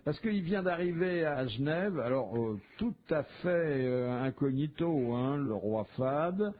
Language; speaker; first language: French; native; French